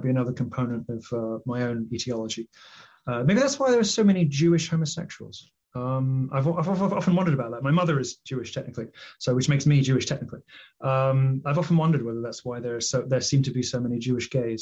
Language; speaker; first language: English; native; English